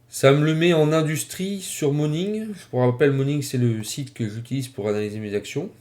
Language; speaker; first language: French; native; French